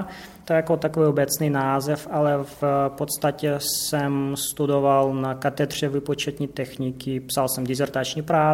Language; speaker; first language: Czech; non-native, fluent; Russian